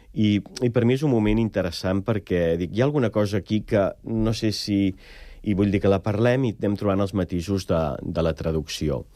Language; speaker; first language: Catalan; native; Catalan